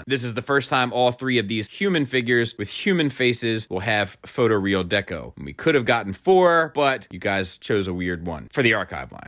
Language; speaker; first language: English; native; English